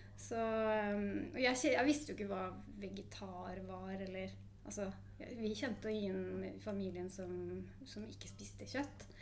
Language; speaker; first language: Norwegian; native; Norwegian